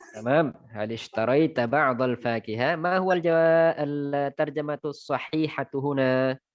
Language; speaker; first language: Arabic; non-native, fluent; Indonesian